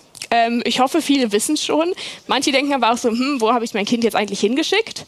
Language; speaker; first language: German; native; German